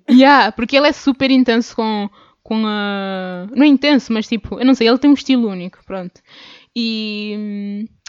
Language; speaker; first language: Portuguese; native; Portuguese